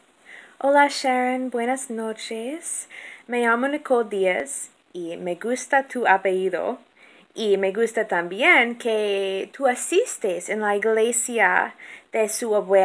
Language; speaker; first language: Spanish; non-native, learner; English